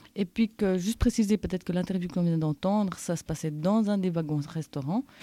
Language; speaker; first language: French; native; French